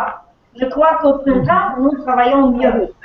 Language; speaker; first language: French; non-native, learner; Russian